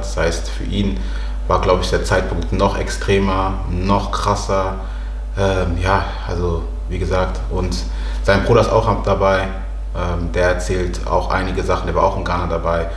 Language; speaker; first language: German; early bilingual, other home language; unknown